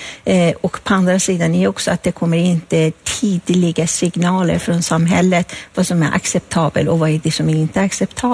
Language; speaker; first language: Swedish; non-native, fluent; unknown